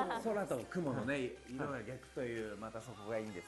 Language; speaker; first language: Japanese; native; Japanese